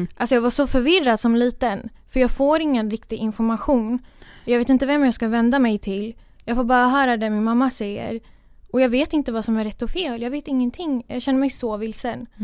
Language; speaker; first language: Swedish; early bilingual, other home language; Kurdish